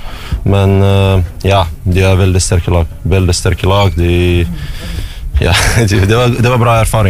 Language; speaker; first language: Norwegian; non-native, learner; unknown